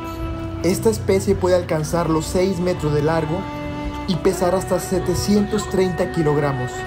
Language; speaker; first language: Spanish; native; Spanish